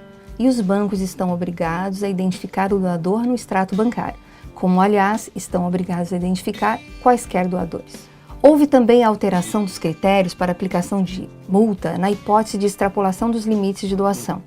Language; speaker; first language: Portuguese; native; Portuguese